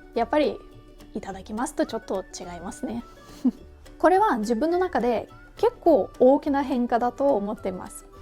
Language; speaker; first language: Japanese; non-native, fluent; Russian